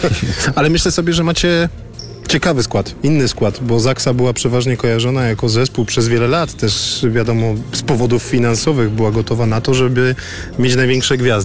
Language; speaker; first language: Polish; native; Polish